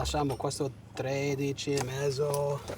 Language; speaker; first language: Italian; non-native, learner; English